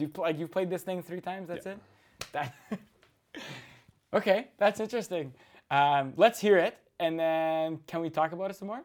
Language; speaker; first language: English; native; English